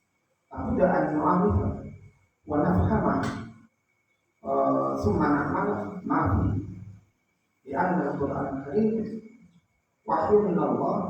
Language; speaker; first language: Arabic; non-native, fluent; Indonesian